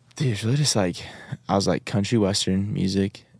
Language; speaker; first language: English; native; English